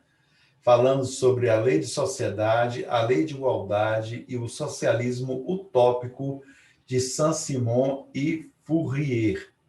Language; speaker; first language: Portuguese; native; Portuguese